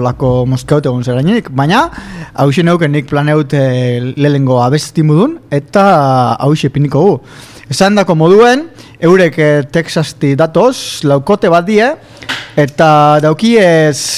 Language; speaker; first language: Basque; native; Basque